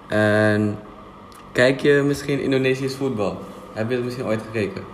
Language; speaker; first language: Dutch; non-native, fluent; Indonesian